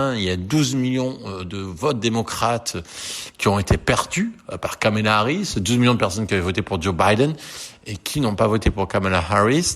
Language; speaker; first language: French; native; French